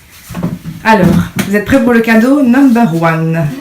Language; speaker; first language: French; native; French